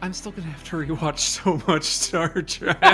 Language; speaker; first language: English; native; English